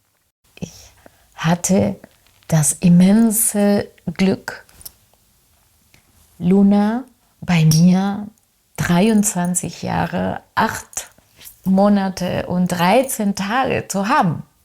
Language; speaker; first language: German; non-native, fluent; Spanish